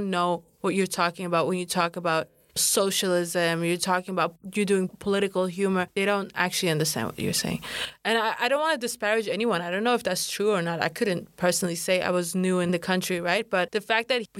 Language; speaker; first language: English; non-native, fluent; Kurdish